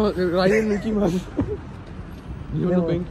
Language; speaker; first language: Japanese; non-native, learner; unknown